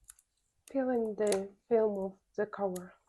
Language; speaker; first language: English; non-native, fluent; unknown